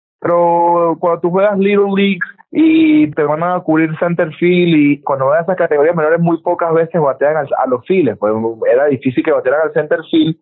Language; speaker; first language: Spanish; native; Spanish